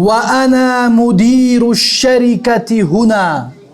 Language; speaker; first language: Arabic; non-native, fluent; Urdu